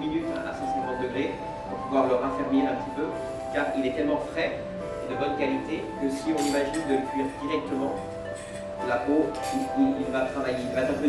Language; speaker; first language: French; native; French